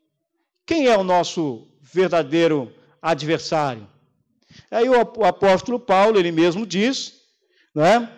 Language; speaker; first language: Portuguese; native; Portuguese